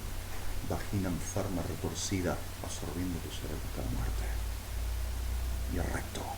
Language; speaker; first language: Spanish; native; Spanish